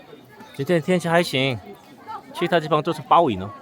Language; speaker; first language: Chinese; non-native, fluent; Korean